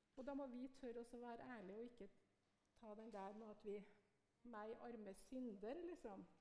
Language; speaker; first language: Norwegian; native; Norwegian